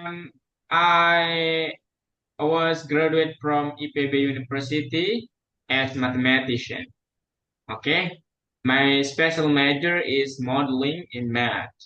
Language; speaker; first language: English; non-native, fluent; Indonesian